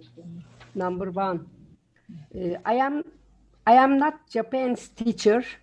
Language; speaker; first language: English; non-native, learner; Turkish